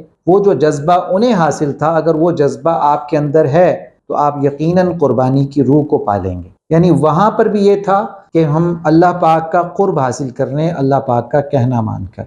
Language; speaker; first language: Urdu; native; Urdu